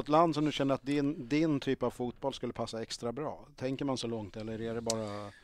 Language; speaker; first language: Swedish; native; Swedish